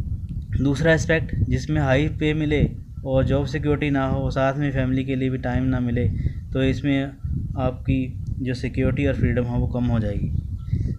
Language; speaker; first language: Hindi; native; Hindi